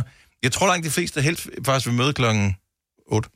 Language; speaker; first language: Danish; native; Danish